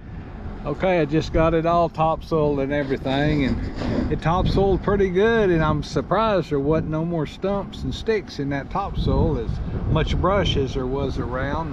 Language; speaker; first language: English; native; English